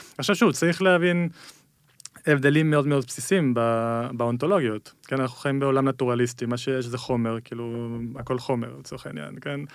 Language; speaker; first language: Hebrew; early bilingual, other home language; Spanish